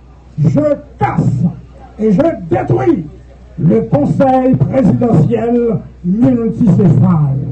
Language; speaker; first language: French; non-native, local second language; Haitian Creole